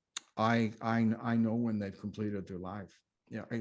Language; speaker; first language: English; native; English